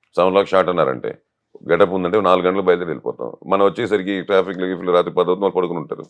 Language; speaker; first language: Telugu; native; Telugu